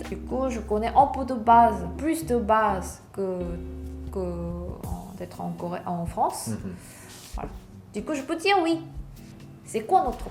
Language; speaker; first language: French; non-native, learner; Korean